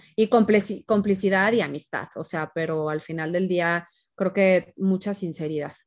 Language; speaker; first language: Spanish; native; Spanish